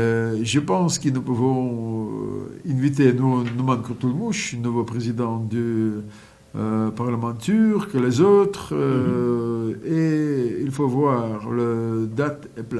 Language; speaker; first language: French; non-native, fluent; Russian